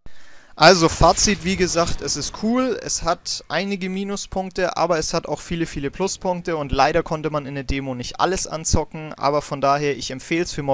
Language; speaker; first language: German; native; German